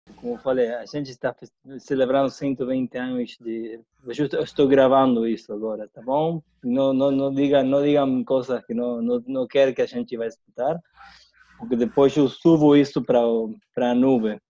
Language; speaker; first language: Portuguese; non-native, fluent; Spanish